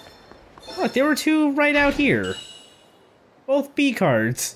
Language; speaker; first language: English; native; English